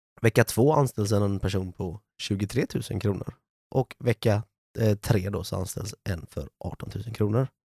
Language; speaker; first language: Swedish; native; Swedish